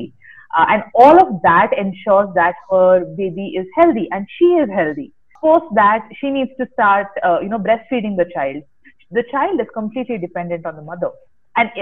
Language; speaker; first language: English; non-native, local second language; Kannada